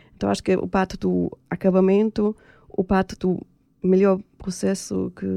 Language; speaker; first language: Portuguese; non-native, fluent; German